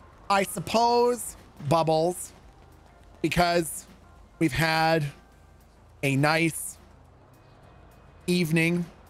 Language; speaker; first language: English; native; English